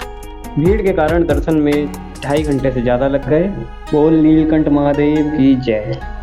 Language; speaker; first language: Hindi; native; Hindi